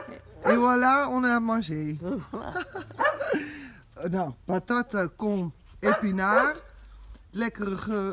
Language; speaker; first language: French; non-native, learner; Dutch